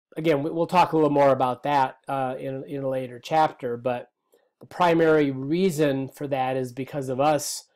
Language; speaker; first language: English; native; English